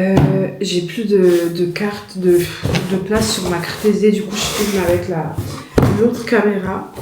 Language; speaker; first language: French; native; French